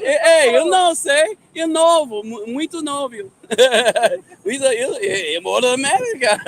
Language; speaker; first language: Portuguese; non-native, learner; English